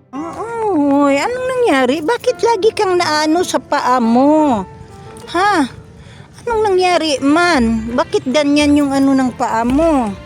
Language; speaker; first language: Filipino; non-native, local second language; Cebuano